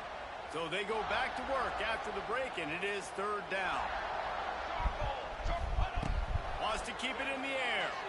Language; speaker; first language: English; native; English